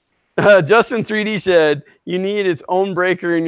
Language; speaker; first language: English; native; English